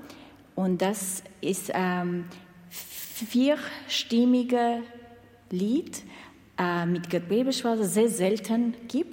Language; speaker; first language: German; non-native, fluent; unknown